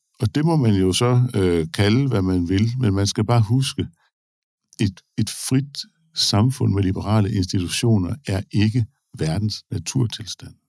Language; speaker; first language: Danish; native; Danish